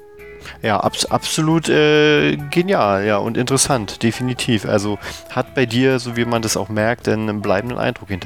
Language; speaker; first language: German; native; German